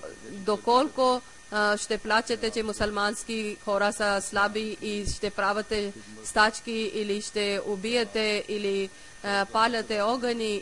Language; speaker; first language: Bulgarian; non-native, learner; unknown